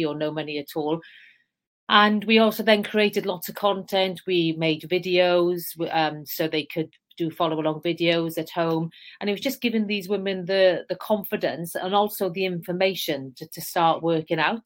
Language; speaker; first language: English; native; English